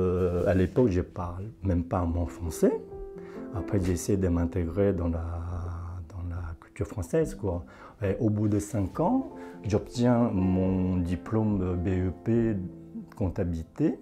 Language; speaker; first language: French; non-native, fluent; Chinese